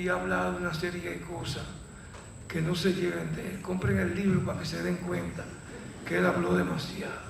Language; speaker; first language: Spanish; native; Spanish